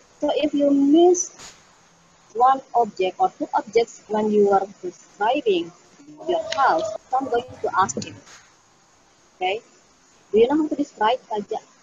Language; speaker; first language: English; non-native, fluent; Indonesian